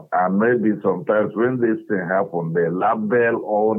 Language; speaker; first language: English; non-native, local second language; Igbo